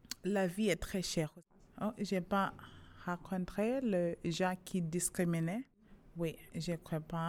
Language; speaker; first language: French; non-native, fluent; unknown